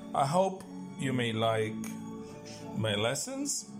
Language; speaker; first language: English; non-native, fluent; Italian